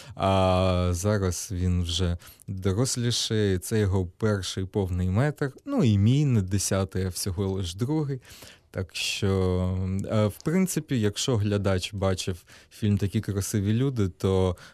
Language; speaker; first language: Ukrainian; non-native, local second language; Russian